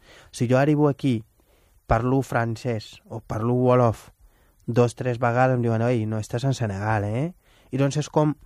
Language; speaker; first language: Catalan; non-native, fluent; Wolof